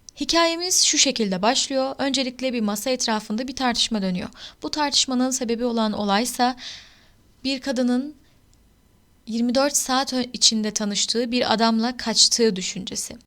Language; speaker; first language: Turkish; native; Turkish